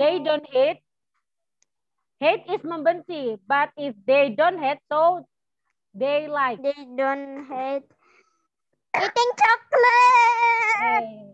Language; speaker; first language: English; non-native, learner; Indonesian